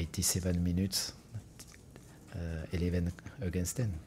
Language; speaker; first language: English; non-native, fluent; French